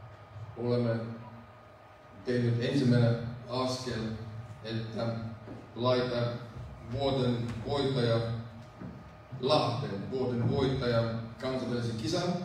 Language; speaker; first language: Finnish; non-native, fluent; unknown